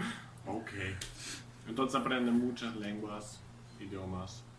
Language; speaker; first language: Spanish; non-native, learner; German